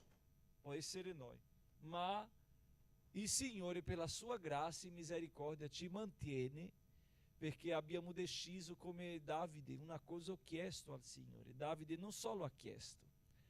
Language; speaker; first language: Italian; non-native, fluent; Portuguese